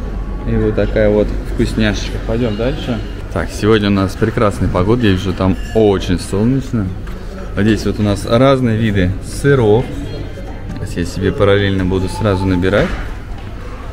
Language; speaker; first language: Russian; native; Russian